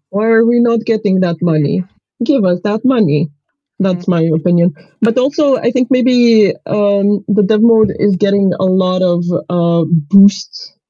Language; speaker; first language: English; non-native, fluent; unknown